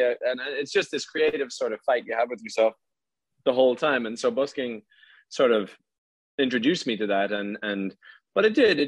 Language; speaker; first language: English; native; English